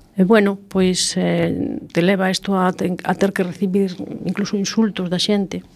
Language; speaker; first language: Galician; non-native, local second language; Spanish